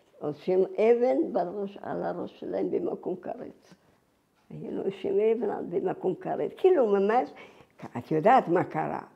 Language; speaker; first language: Hebrew; non-native, fluent; Arabic